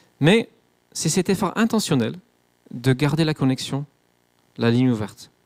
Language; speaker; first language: French; non-native, fluent; English